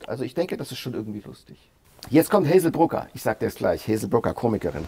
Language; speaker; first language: German; native; German